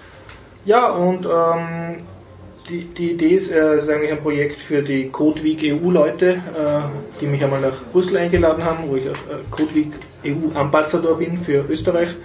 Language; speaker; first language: German; native; German